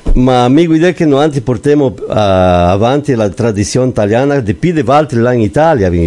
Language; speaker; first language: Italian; early bilingual, heritage; Venetian